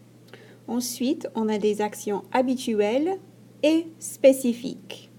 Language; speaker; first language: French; non-native, fluent; English